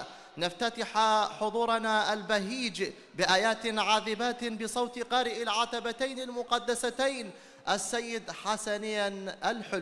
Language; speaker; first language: Arabic; native; Arabic